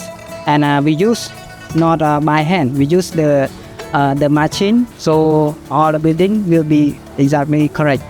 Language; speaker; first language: English; non-native, learner; Khmer